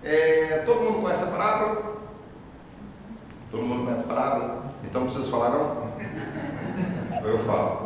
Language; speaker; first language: Portuguese; native; Portuguese